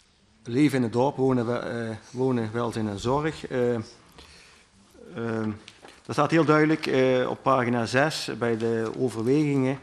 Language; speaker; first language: Dutch; native; Dutch